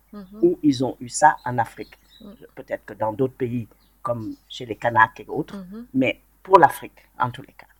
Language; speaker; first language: French; non-native, local second language; Wolof